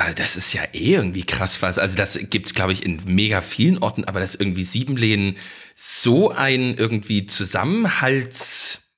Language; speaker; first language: German; native; German